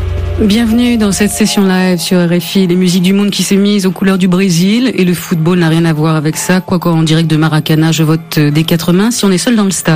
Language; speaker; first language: French; native; French